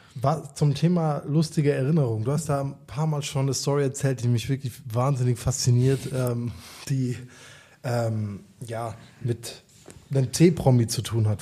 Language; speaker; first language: German; native; German